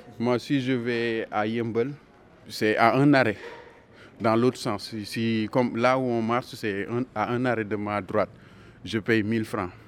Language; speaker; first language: French; non-native, local second language; Wolof